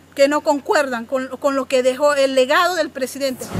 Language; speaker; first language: Spanish; non-native, local second language; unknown